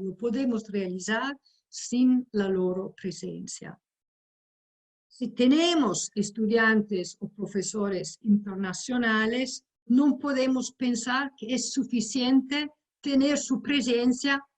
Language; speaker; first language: Spanish; non-native, fluent; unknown